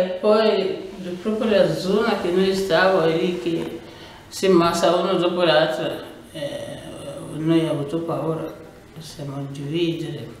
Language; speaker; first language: Italian; non-native, learner; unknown